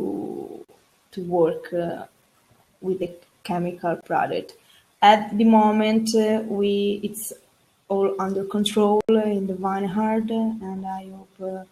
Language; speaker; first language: English; non-native, learner; Italian